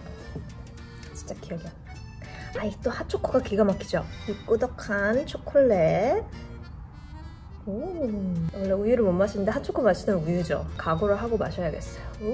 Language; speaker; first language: Korean; early bilingual, other home language; English